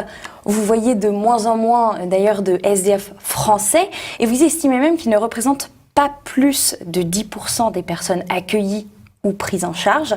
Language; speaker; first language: French; native; French